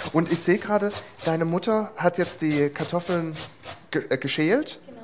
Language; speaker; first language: German; native; German